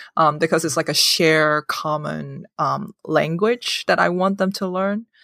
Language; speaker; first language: English; non-native, local second language; Cantonese